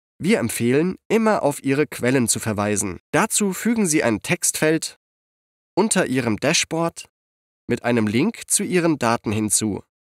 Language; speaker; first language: German; native; German